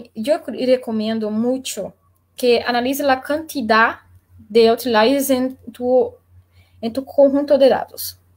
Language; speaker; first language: Spanish; non-native, learner; Portuguese